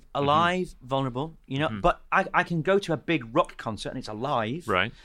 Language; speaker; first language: English; native; English